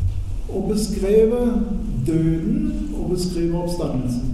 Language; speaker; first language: Norwegian; non-native, fluent; German